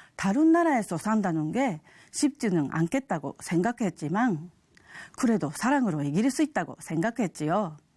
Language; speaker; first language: Korean; non-native, fluent; Japanese